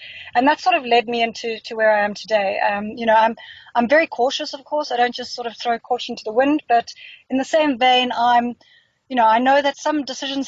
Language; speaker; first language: English; native; English